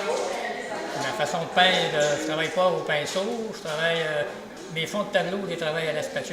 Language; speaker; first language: French; native; French